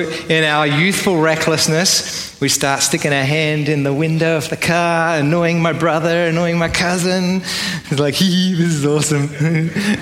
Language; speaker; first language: English; native; English